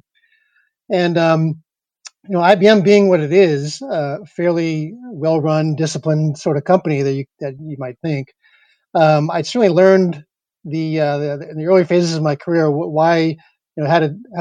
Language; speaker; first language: English; native; English